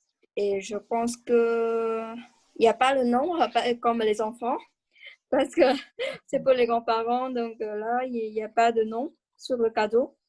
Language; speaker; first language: French; non-native, learner; Vietnamese